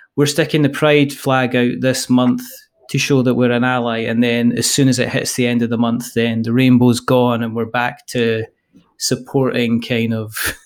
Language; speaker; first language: English; native; English